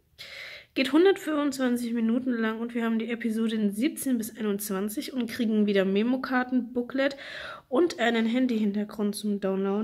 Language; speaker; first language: German; native; German